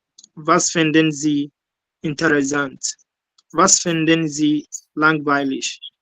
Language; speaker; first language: German; non-native, learner; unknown